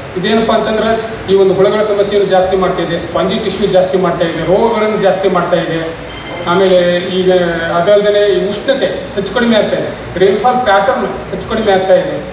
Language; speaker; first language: Kannada; native; Kannada